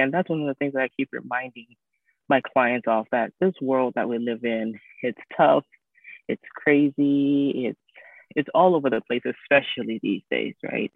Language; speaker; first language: English; non-native, local second language; Akan